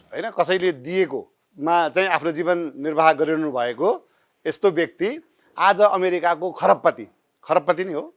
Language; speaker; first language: Nepali; native; Nepali